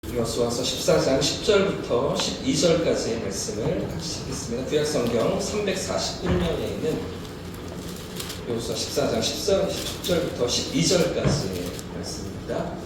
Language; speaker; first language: Korean; native; Korean